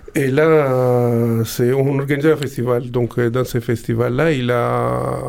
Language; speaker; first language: French; non-native, fluent; Greek